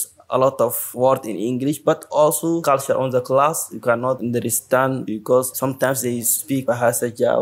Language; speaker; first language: English; non-native, learner; Arabic